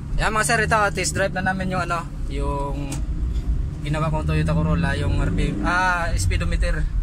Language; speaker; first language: Filipino; non-native, local second language; Cebuano